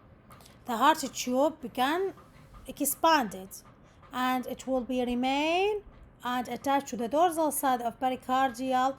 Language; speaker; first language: English; non-native, local second language; Arabic